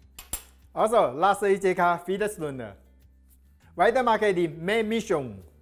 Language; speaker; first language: German; non-native, learner; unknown